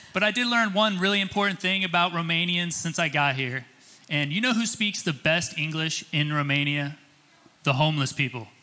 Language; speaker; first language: English; native; English